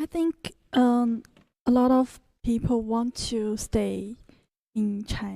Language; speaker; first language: English; non-native, learner; Chinese